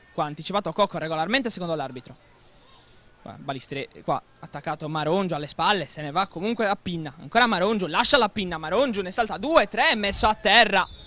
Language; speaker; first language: Italian; native; Italian